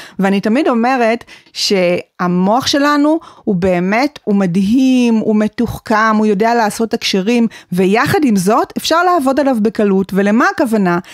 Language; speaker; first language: Hebrew; native; Hebrew